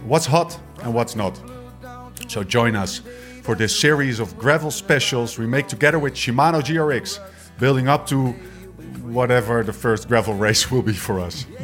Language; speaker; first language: English; non-native, fluent; Dutch